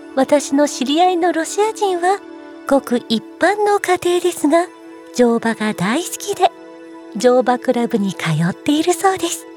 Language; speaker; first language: Japanese; native; Japanese